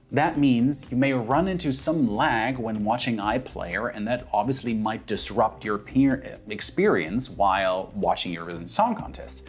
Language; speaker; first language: English; non-native, fluent; German